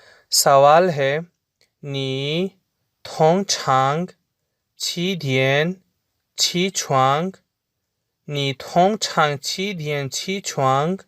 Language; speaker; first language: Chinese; non-native, fluent; Urdu